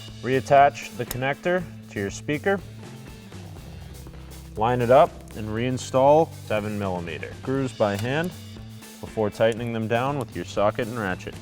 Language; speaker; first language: English; native; English